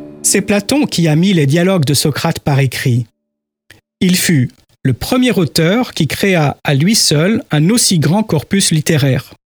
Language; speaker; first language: French; native; French